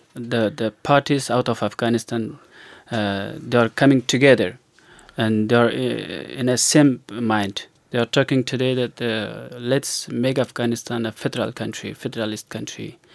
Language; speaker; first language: English; non-native, learner; Persian